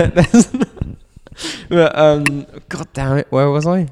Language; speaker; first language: English; native; English